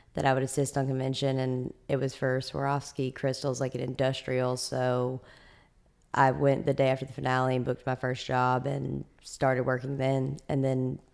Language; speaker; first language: English; native; English